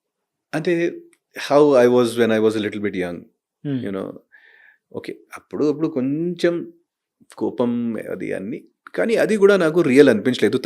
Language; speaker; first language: Telugu; non-native, fluent; Hindi